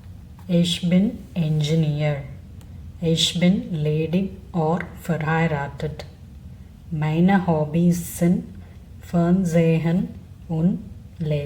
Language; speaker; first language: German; non-native, learner; Tamil